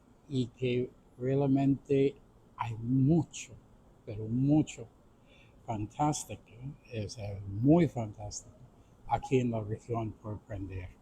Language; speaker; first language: Spanish; non-native, fluent; English